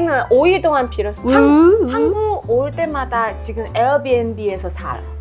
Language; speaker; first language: Korean; non-native, fluent; Chinese